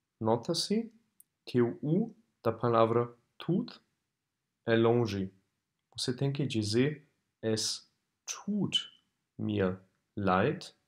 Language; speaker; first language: Portuguese; non-native, fluent; German